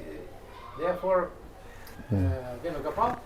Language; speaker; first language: English; non-native, learner; Russian